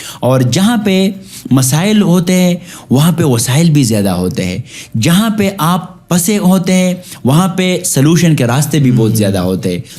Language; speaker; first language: Urdu; non-native, local second language; Pashto